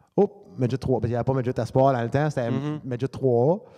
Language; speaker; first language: French; native; French